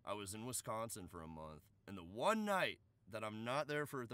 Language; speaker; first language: English; native; English